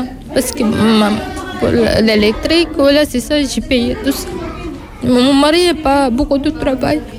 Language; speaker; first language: French; non-native, learner; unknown